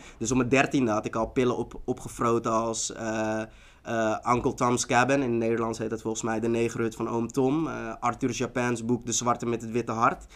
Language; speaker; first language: Dutch; early bilingual, other home language; Tigrinya